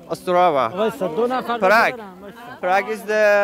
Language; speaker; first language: English; non-native, learner; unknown